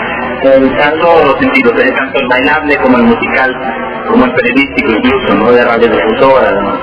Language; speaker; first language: Spanish; native; Spanish